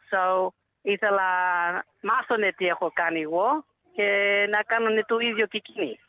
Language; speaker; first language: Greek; early bilingual, heritage; Greek